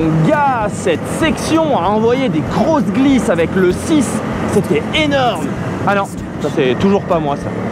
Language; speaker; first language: French; native; French